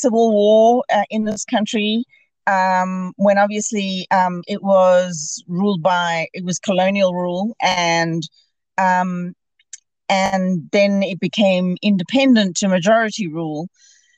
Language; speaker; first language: English; native; English